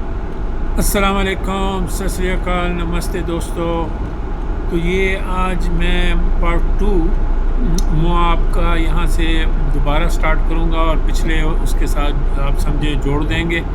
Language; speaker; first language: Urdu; non-native, local second language; Punjabi